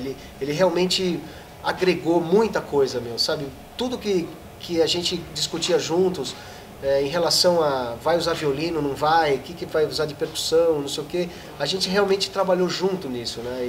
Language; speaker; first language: Portuguese; native; Portuguese